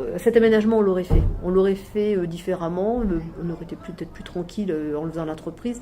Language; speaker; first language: French; native; French